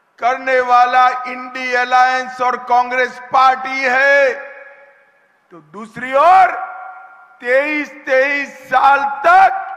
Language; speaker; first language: Hindi; non-native, local second language; Gujarati